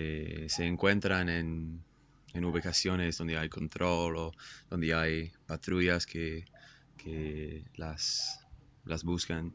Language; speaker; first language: Spanish; non-native, fluent; English